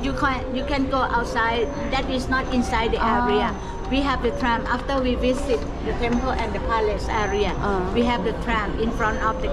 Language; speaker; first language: English; non-native, fluent; Thai